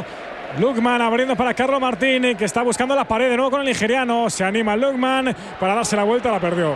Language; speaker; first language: Spanish; native; Spanish